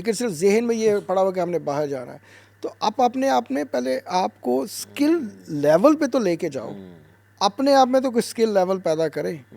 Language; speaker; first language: Urdu; native; Urdu